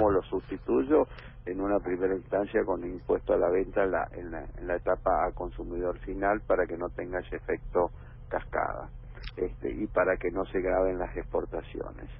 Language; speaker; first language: Spanish; native; Spanish